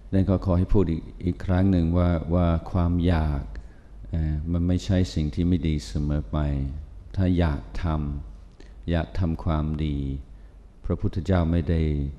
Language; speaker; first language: Thai; non-native, fluent; English